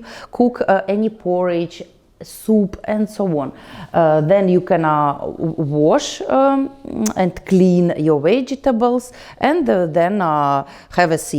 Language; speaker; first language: English; non-native, learner; Russian